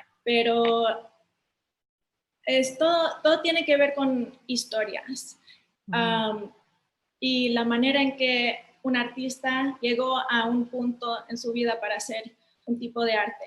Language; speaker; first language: Spanish; early bilingual, heritage; Spanish